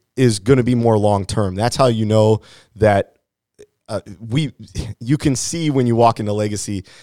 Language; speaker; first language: English; native; English